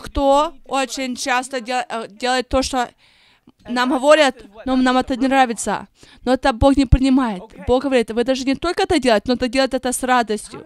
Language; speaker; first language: Russian; non-native, fluent; English